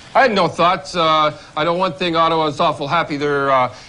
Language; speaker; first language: English; native; English